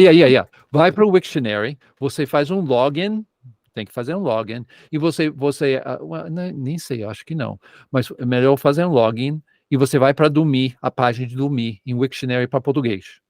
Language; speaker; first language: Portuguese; non-native, fluent; English